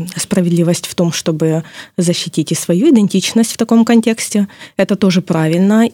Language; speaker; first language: Russian; non-native, local second language; Ukrainian